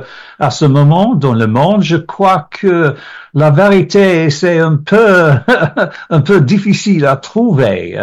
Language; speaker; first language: French; non-native, learner; English